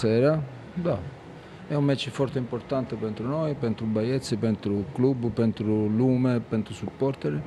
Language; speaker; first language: Romanian; non-native, learner; Italian